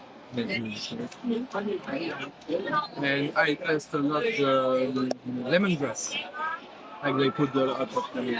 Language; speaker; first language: English; non-native, learner; French